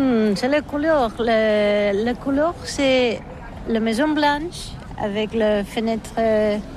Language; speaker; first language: French; non-native, learner; Catalan